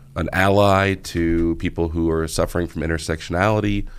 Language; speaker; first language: English; native; English